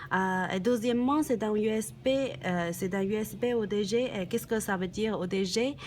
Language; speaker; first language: French; non-native, learner; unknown